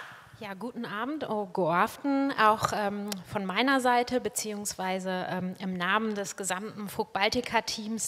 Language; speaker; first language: German; native; German